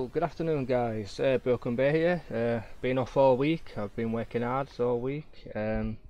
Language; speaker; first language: English; native; English